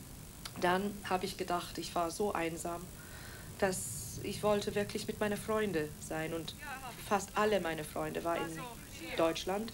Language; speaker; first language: German; non-native, fluent; Welsh